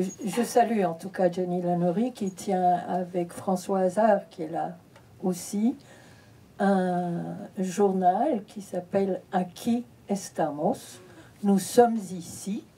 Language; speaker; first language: French; early bilingual, heritage; French